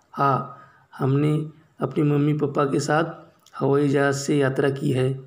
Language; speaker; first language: Hindi; non-native, local second language; Marathi